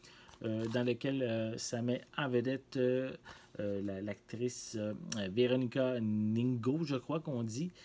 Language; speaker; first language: French; native; French